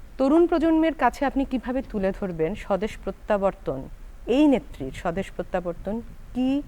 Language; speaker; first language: Bangla; native; Bangla